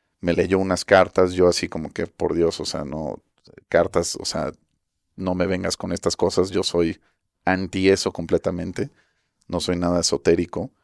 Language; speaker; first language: Spanish; early bilingual, heritage; Spanish